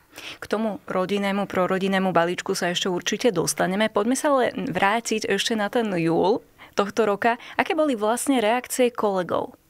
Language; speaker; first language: Slovak; native; Slovak